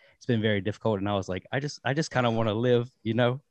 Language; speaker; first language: English; native; English